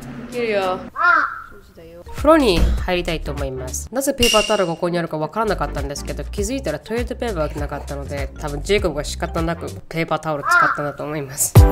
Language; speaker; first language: Japanese; native; Japanese